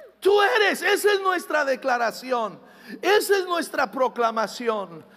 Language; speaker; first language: Spanish; non-native, fluent; English